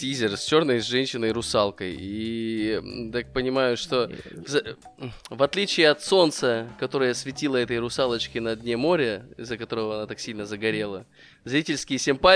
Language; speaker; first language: Russian; native; Russian